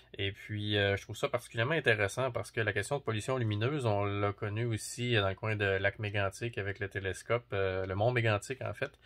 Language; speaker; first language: French; native; French